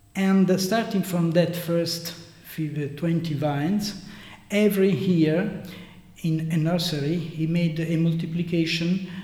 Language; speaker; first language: English; non-native, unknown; Italian